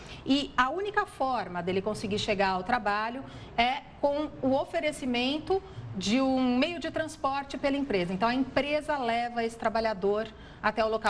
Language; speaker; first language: Portuguese; native; Portuguese